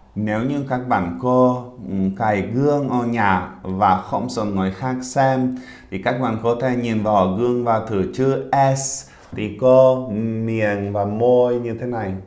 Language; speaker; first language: Vietnamese; non-native, fluent; Czech